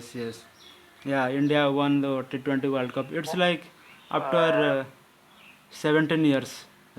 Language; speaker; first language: English; non-native, learner; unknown